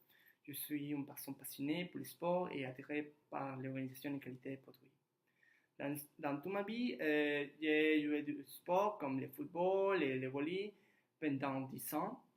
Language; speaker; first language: French; non-native, learner; Spanish